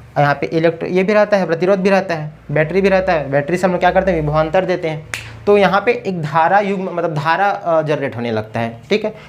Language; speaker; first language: Hindi; native; Hindi